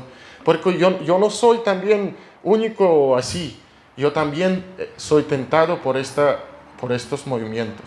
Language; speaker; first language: Spanish; non-native, fluent; Russian